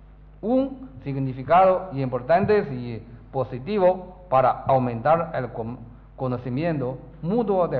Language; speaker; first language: Spanish; non-native, learner; Chinese